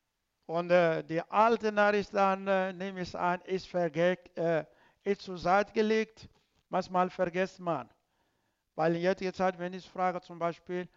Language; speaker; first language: German; non-native, learner; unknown